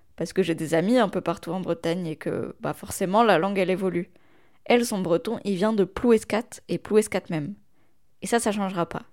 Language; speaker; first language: French; non-native, local second language; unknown